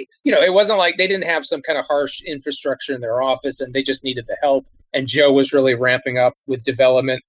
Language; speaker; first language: English; native; English